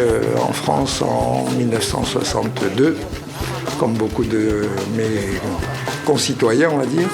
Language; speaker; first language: French; native; French